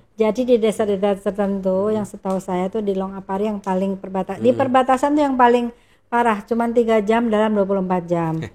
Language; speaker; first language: Indonesian; native; Indonesian